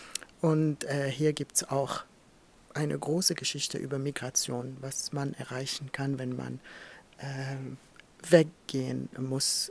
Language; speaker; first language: German; non-native, fluent; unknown